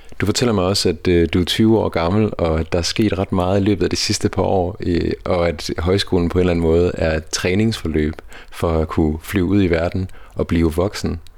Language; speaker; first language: Danish; native; Danish